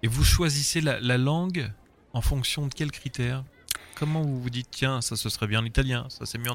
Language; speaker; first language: French; native; French